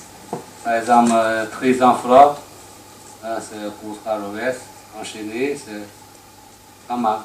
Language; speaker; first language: French; non-native, learner; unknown